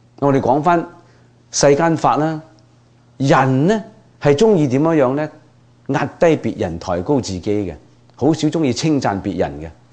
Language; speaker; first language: Chinese; non-native, local second language; Cantonese